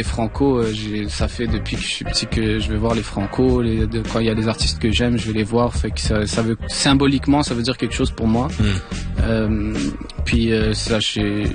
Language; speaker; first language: French; non-native, local second language; Arabic